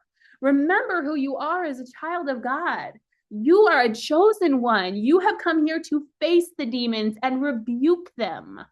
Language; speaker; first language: English; native; English